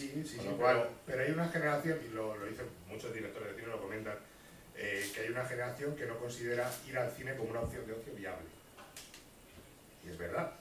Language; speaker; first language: Spanish; native; Spanish